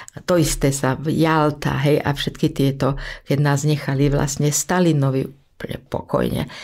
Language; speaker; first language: Slovak; native; Slovak